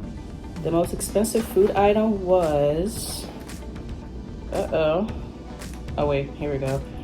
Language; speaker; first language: English; native; English